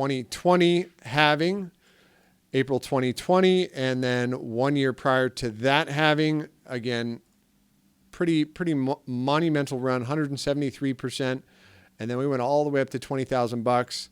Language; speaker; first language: English; native; English